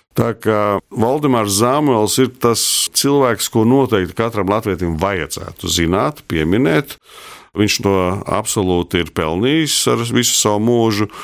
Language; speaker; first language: Latvian; native; Latvian